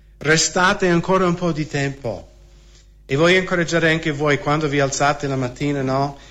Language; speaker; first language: Italian; non-native, fluent; English